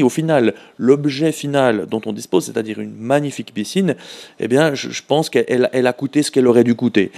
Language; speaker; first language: French; native; French